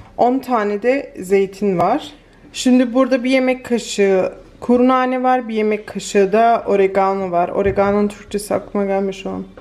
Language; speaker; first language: Turkish; early bilingual, heritage; Turkish